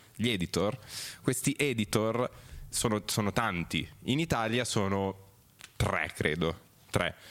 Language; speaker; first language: Italian; native; Italian